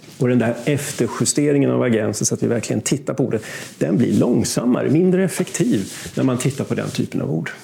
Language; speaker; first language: Swedish; native; Swedish